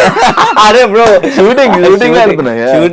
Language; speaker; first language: Telugu; non-native, learner; Hindi